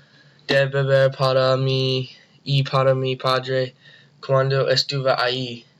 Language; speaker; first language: Spanish; non-native, learner; English